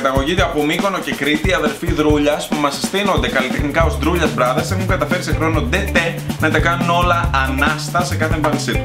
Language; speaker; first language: Greek; native; Greek